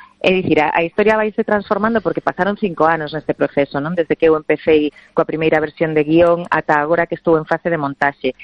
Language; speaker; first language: Galician; non-native, local second language; Spanish